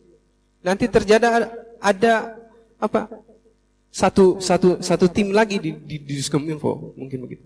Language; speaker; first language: Indonesian; native; Indonesian